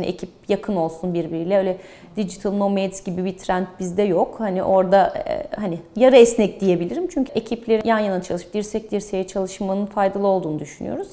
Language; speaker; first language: Turkish; early bilingual, heritage; Turkish